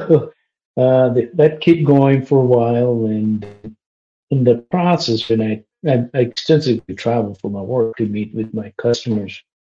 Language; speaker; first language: English; non-native, local second language; Malayalam